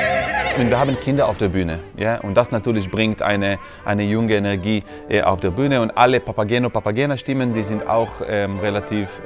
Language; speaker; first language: German; non-native, fluent; Hebrew